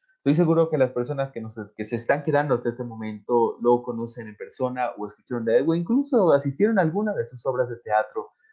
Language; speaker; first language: Spanish; native; Spanish